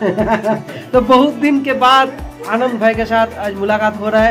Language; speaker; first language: Hindi; non-native, local second language; Bangla